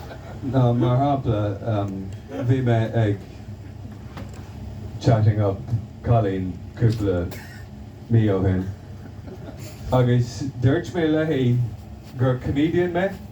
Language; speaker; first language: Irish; non-native, local second language; English